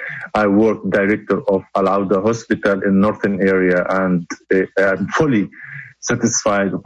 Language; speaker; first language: English; non-native, local second language; Arabic